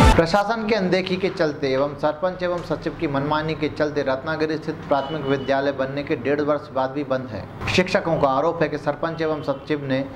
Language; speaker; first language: Hindi; native; Hindi